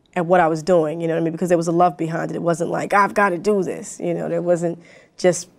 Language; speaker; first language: English; native; English